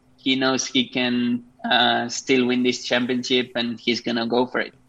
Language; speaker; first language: English; non-native, fluent; Spanish